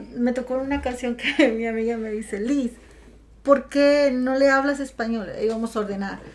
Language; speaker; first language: Spanish; native; Spanish